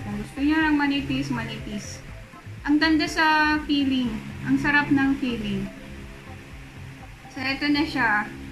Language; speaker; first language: Filipino; native; Filipino